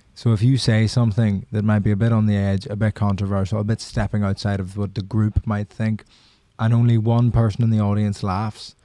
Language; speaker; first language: English; native; English